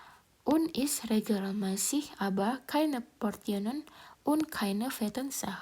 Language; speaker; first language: German; non-native, learner; Indonesian